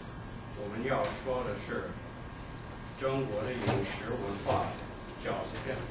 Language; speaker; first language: Chinese; non-native, learner; English